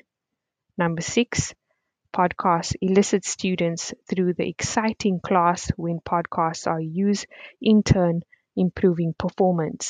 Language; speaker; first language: English; native; English